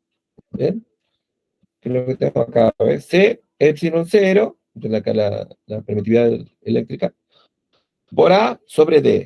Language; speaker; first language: Spanish; native; Spanish